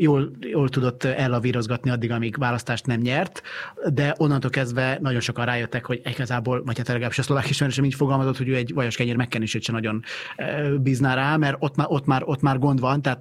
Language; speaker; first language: Hungarian; native; Hungarian